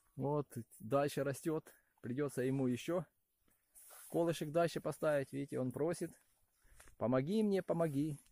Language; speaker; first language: Russian; non-native, local second language; Ukrainian